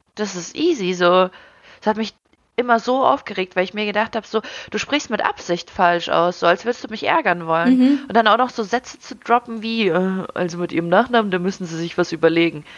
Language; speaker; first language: German; early bilingual, other home language; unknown